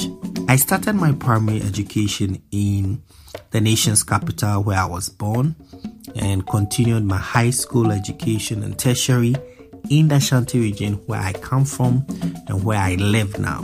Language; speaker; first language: English; non-native, local second language; Akan